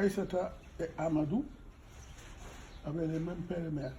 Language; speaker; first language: French; non-native, local second language; Fula